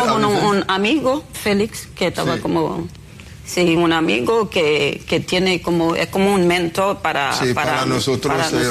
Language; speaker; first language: Spanish; non-native, fluent; Haitian Creole